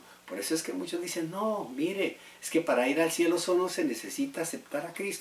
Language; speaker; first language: Spanish; native; Spanish